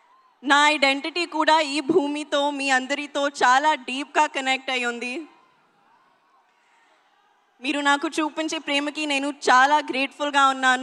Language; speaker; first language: Telugu; non-native, learner; Hindi